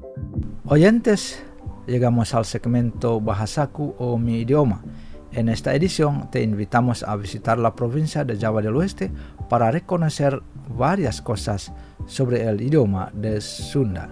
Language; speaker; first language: Spanish; non-native, fluent; Indonesian